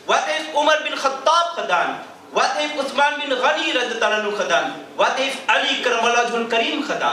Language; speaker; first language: Dutch; early bilingual, other home language; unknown